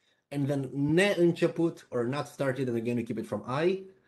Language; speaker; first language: English; non-native, fluent; Romanian